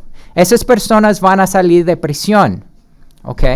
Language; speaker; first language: Spanish; early bilingual, heritage; Spanish